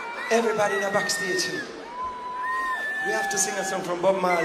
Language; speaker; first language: English; non-native, fluent; German